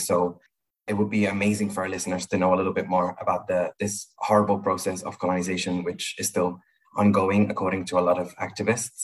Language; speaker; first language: English; non-native, fluent; Spanish